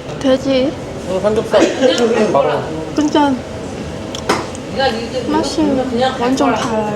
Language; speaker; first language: Korean; non-native, learner; Vietnamese